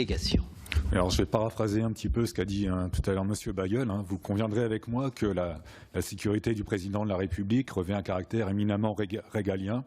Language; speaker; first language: French; native; French